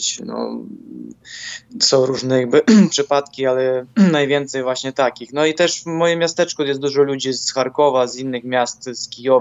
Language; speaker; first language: Polish; non-native, fluent; Ukrainian